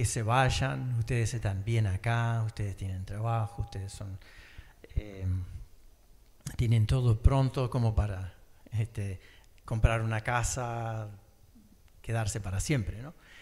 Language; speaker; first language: Spanish; early bilingual, other home language; English